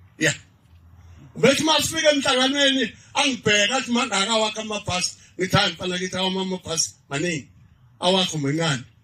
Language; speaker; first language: Zulu; native; Zulu